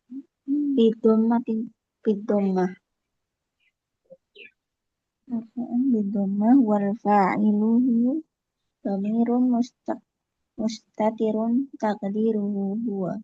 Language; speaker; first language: Arabic; non-native, learner; Indonesian